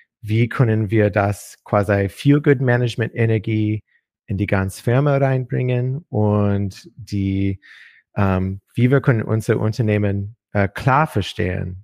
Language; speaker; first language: German; non-native, learner; English